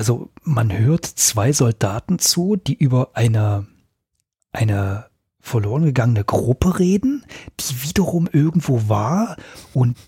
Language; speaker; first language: German; native; German